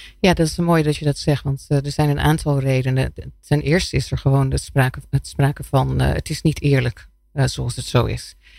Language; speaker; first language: Dutch; non-native, fluent; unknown